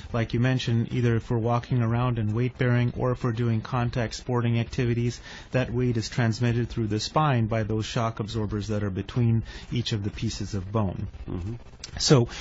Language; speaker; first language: English; native; English